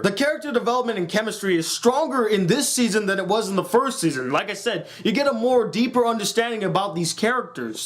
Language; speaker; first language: English; native; English